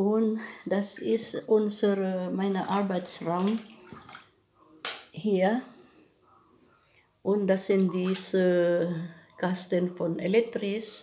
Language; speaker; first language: German; non-native, learner; Filipino